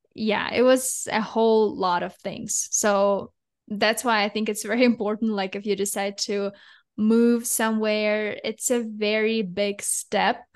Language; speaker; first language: English; non-native, fluent; Russian